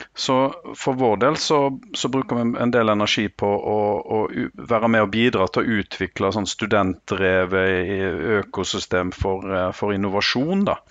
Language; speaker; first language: Norwegian; native; Norwegian